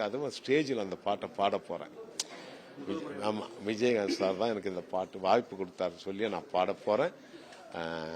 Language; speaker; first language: Tamil; native; Tamil